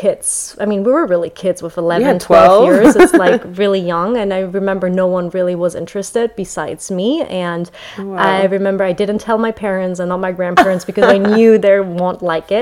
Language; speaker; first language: English; non-native, fluent; German